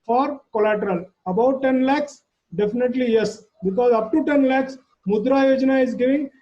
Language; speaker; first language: English; non-native, local second language; Kannada